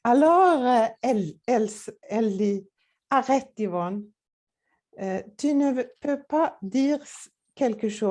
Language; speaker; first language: French; non-native, learner; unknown